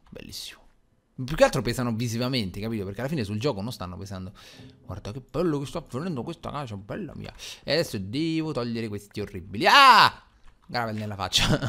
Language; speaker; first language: Italian; native; Italian